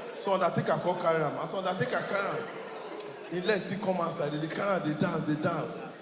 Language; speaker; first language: Nigerian Pidgin; native; Nigerian Pidgin